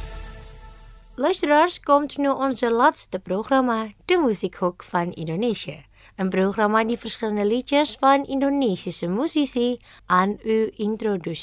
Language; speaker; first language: Dutch; non-native, fluent; Indonesian